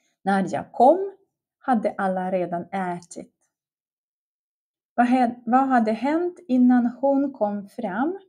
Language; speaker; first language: Swedish; non-native, fluent; Russian